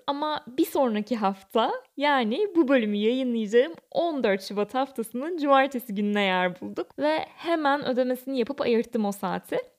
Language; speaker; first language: Turkish; native; Turkish